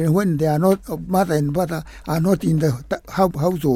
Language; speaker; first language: English; non-native, local second language; Kikuyu